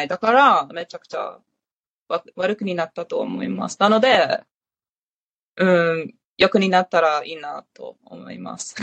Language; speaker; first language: Japanese; non-native, learner; English